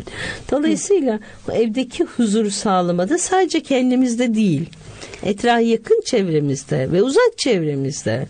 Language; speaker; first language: Turkish; native; Turkish